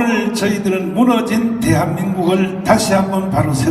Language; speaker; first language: Korean; native; Korean